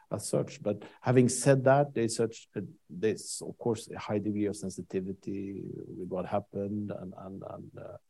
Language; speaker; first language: English; non-native, fluent; Norwegian